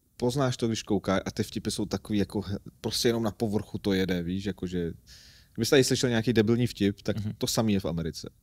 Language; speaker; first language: Czech; non-native, fluent; Armenian